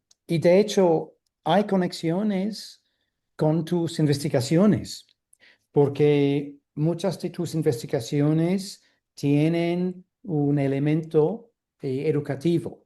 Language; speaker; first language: Spanish; non-native, fluent; English